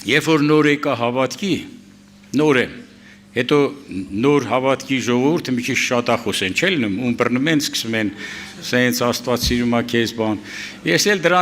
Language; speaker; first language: Armenian; native; Armenian